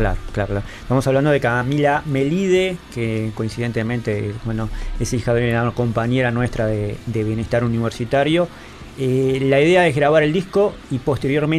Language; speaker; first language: Spanish; native; Spanish